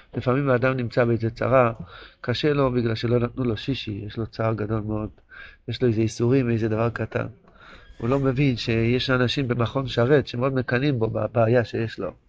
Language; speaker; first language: Hebrew; non-native, local second language; Yiddish